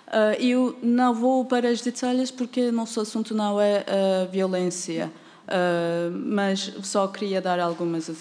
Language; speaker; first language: Portuguese; non-native, fluent; Turkish